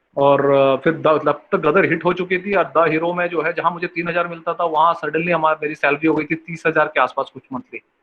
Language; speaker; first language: Hindi; non-native, local second language; Bangla